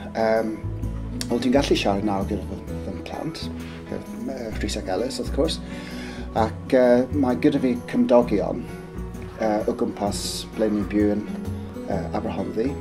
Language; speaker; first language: Welsh; non-native, learner; English